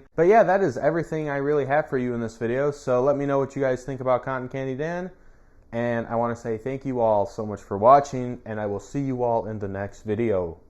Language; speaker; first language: English; native; English